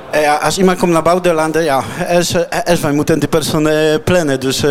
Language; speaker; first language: Dutch; non-native, learner; Polish